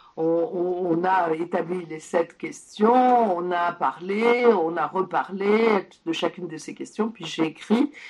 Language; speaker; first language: French; early bilingual, other home language; Polish